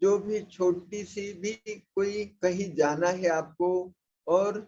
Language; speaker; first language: Hindi; non-native, local second language; Marathi